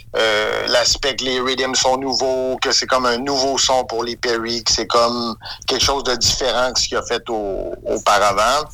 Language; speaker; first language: French; native; French